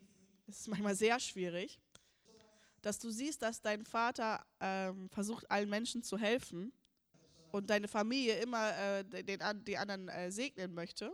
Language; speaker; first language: German; early bilingual, heritage; German